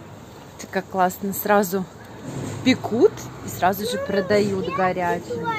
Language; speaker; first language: Russian; native; Russian